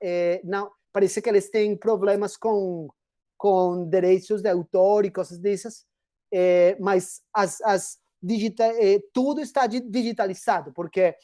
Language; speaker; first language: Portuguese; non-native, fluent; Spanish